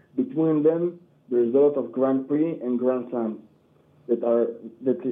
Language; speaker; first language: English; non-native, learner; Hebrew